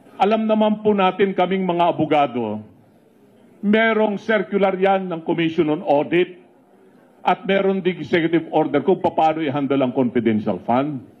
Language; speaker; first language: Filipino; non-native, local second language; Iloko